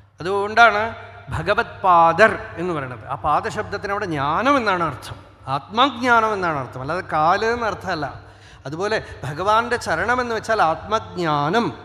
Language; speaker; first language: Malayalam; non-native, local second language; Tamil